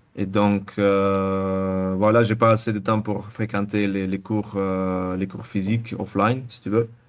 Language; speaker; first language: French; non-native, fluent; Russian